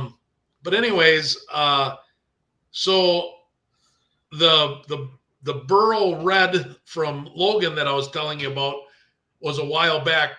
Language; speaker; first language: English; native; English